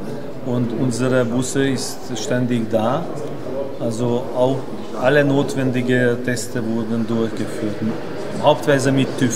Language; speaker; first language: German; non-native, learner; Hungarian